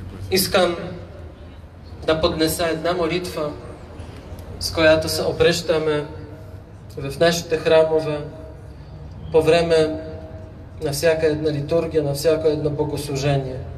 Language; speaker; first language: Bulgarian; non-native, fluent; Polish